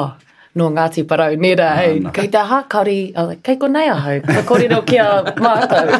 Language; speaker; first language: Māori; non-native, learner; English